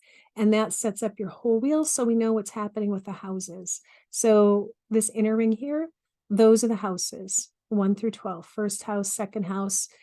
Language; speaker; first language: English; native; English